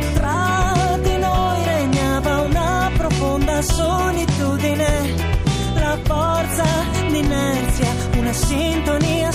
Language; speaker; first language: Italian; native; Italian